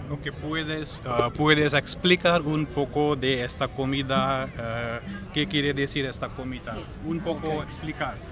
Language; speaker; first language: Spanish; non-native, learner; Gujarati